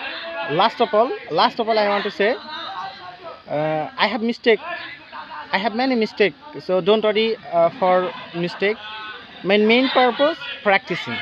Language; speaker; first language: English; non-native, learner; Bangla